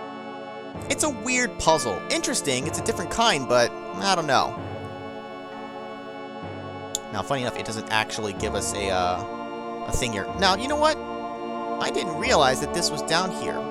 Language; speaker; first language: English; native; English